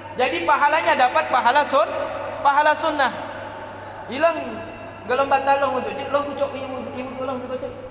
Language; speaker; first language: Malay; non-native, local second language; Achinese